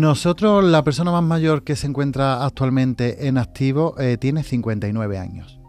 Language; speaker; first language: Spanish; native; Spanish